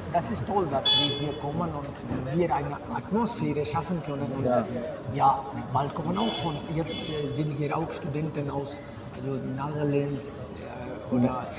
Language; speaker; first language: German; non-native, fluent; Hindi